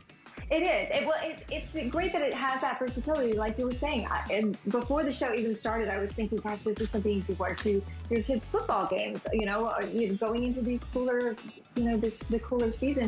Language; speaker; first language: English; native; English